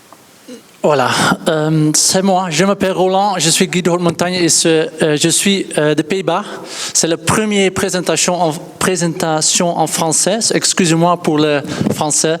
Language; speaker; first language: French; non-native, learner; Dutch